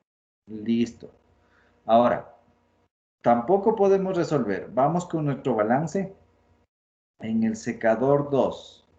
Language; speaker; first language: Spanish; native; Spanish